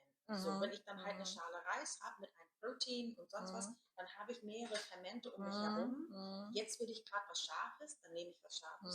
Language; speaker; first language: German; native; German